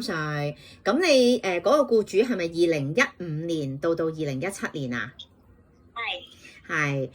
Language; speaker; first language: Cantonese; native; Cantonese